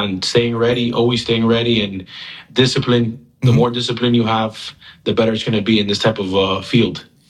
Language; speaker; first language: English; early bilingual, other home language; Spanish